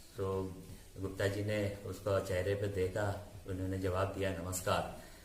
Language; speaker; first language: Hindi; non-native, local second language; Malayalam